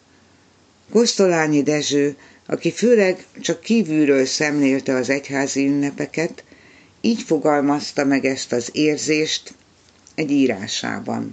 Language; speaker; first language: Hungarian; native; Hungarian